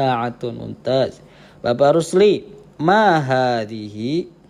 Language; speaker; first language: Arabic; non-native, fluent; Indonesian